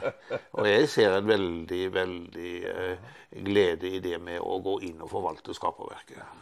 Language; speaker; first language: Norwegian; native; Norwegian